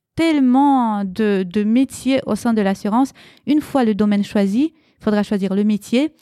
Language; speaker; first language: French; early bilingual, other home language; Romanian